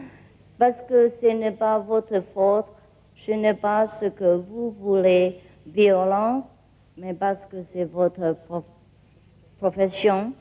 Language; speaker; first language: French; non-native, learner; Vietnamese